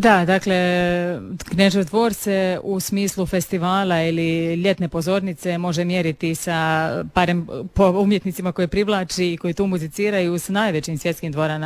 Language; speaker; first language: Serbian; native; Serbian